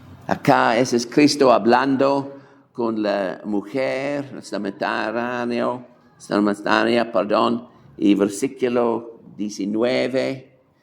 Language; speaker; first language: Spanish; non-native, fluent; English